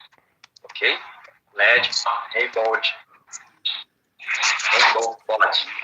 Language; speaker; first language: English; non-native, learner; Portuguese